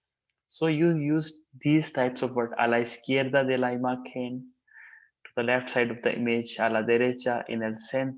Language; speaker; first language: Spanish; non-native, fluent; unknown